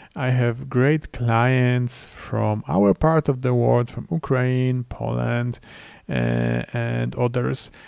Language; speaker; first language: English; non-native, fluent; Polish